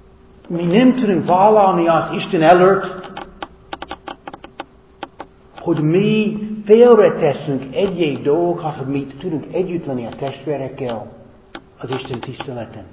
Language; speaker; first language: Hungarian; non-native, fluent; English